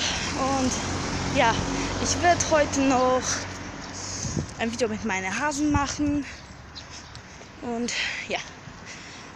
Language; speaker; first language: German; early bilingual, other home language; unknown